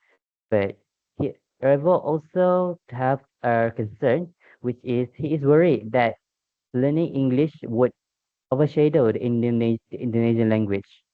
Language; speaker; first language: English; non-native, local second language; Malay